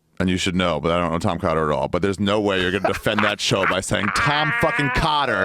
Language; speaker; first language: English; native; English